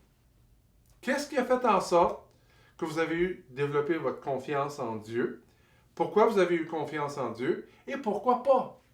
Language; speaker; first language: French; native; French